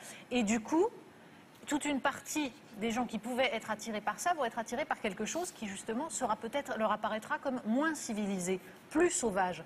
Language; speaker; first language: French; native; French